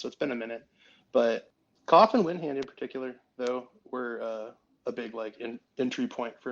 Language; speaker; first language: English; native; English